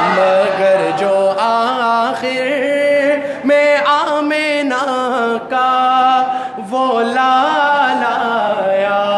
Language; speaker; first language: Urdu; non-native, local second language; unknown